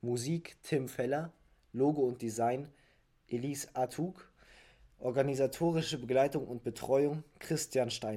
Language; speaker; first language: German; native; German